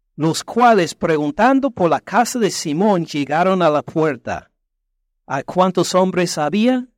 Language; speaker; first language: Spanish; non-native, fluent; English